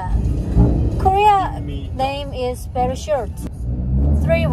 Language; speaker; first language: English; non-native, learner; Korean